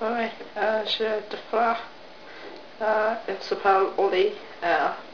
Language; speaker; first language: French; non-native, learner; English